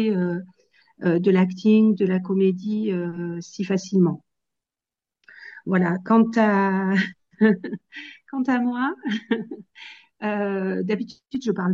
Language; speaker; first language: French; native; French